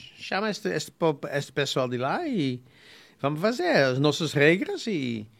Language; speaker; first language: Portuguese; non-native, fluent; Dutch